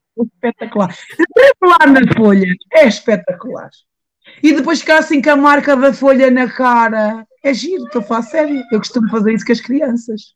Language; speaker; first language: Portuguese; native; Portuguese